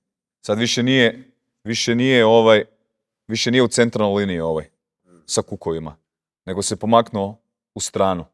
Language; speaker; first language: Croatian; native; Croatian